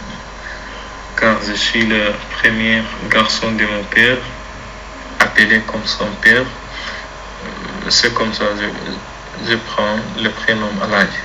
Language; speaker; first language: French; non-native, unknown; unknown